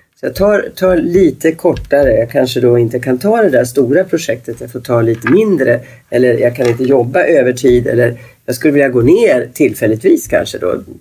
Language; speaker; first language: Swedish; native; Swedish